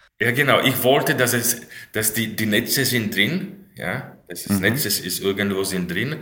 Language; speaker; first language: German; non-native, fluent; Slovak